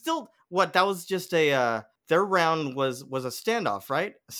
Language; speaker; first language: English; native; English